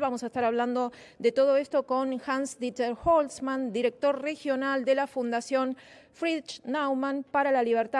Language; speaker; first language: Spanish; native; Spanish